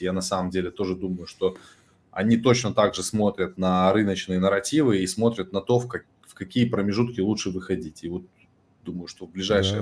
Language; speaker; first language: Russian; native; Russian